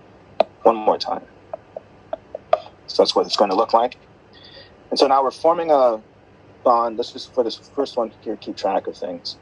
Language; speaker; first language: English; native; English